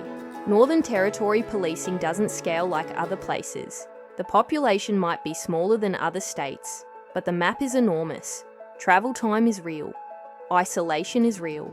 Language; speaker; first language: English; native; English